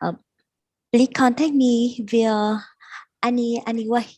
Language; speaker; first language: English; non-native, learner; Vietnamese